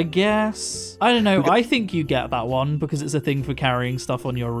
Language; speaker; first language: English; native; English